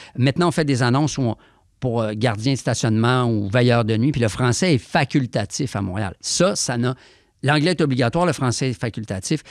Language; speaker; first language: French; native; French